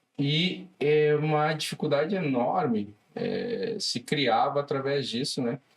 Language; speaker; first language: Portuguese; native; Portuguese